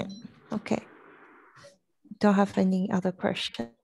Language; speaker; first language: English; non-native, fluent; French